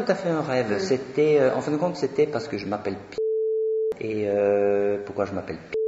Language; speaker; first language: French; non-native, fluent; Swedish